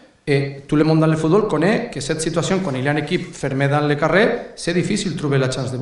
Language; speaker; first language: French; non-native, learner; Spanish